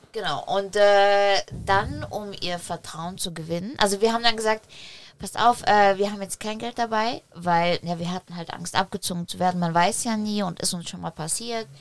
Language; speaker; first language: German; early bilingual, other home language; Polish